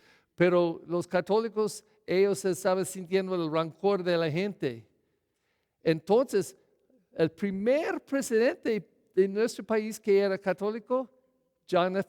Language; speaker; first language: Spanish; non-native, fluent; English